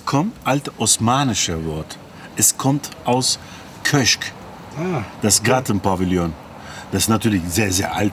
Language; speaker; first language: German; non-native, learner; Turkish